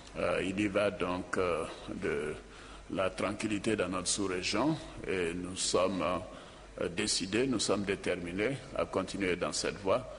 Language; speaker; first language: French; non-native, local second language; Dyula